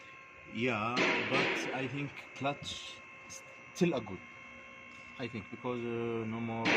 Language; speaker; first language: English; non-native, learner; Arabic